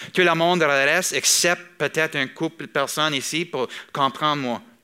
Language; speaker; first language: French; non-native, learner; English